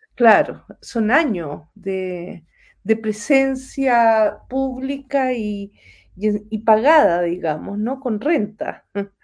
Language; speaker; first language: Spanish; native; Spanish